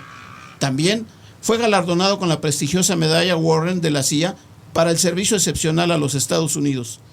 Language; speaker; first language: Spanish; native; Spanish